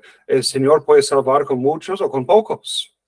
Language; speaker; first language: Spanish; non-native, fluent; English